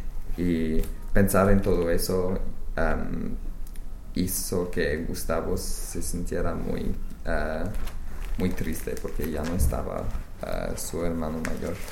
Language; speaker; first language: Spanish; non-native, learner; English